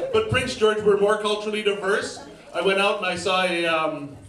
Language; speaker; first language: English; native; English